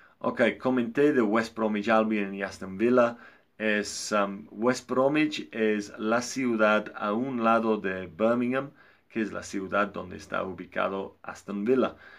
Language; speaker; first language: Spanish; non-native, fluent; English